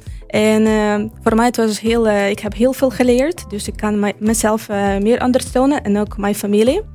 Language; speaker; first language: Dutch; non-native, fluent; Ukrainian